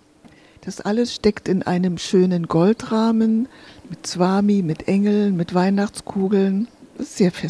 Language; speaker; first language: German; native; German